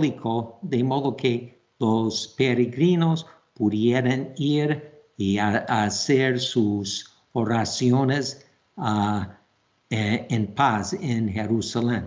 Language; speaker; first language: Spanish; non-native, fluent; English